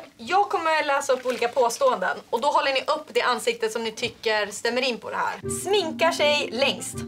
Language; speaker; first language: Swedish; native; Swedish